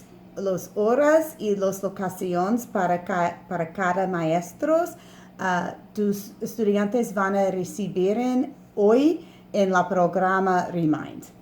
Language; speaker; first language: Spanish; non-native, learner; English